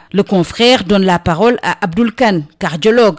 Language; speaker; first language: French; non-native, local second language; Wolof